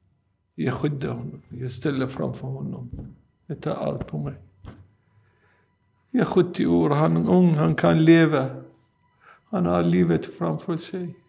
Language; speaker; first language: Swedish; non-native, learner; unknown